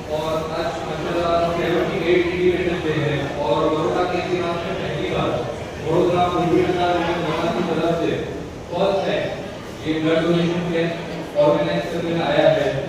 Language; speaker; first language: Hindi; non-native, local second language; Gujarati